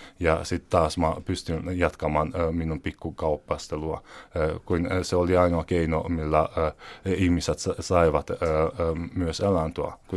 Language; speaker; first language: Finnish; non-native, fluent; Hungarian